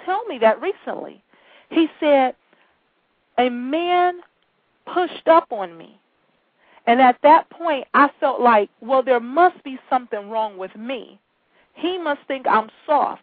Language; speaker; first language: English; native; English